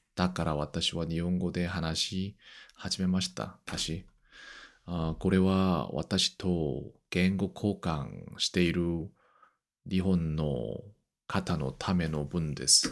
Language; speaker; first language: Japanese; non-native, learner; Korean